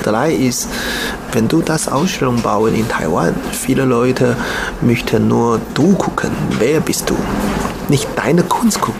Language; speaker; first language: German; non-native, learner; Chinese